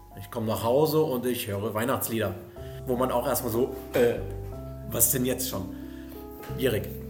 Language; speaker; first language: German; native; German